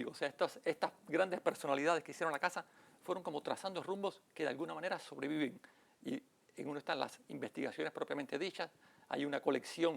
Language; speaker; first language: Spanish; native; Spanish